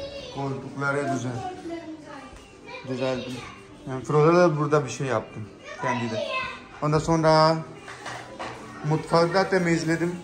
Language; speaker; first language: Turkish; non-native, learner; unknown